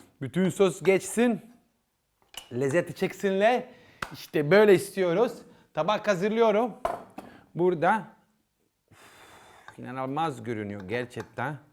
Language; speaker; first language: Turkish; non-native, learner; Italian